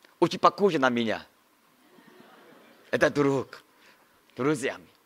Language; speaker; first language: Russian; non-native, learner; Korean